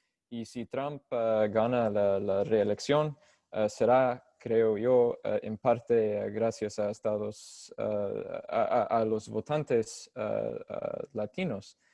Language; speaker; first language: Spanish; non-native, fluent; English